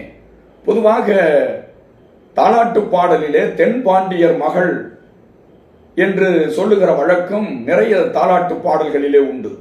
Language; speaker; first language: Tamil; native; Tamil